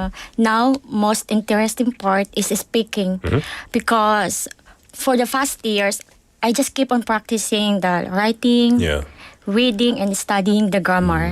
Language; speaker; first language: English; non-native, local second language; Filipino